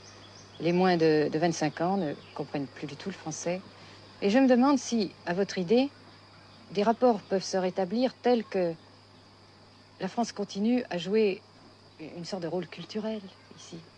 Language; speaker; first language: French; native; French